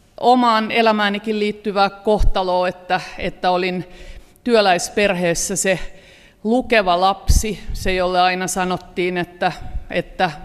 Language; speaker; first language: Finnish; native; Finnish